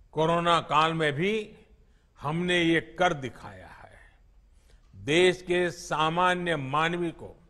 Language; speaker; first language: Hindi; non-native, local second language; Gujarati